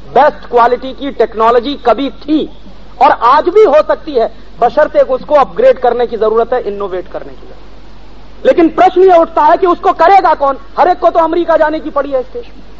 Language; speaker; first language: Hindi; native; Hindi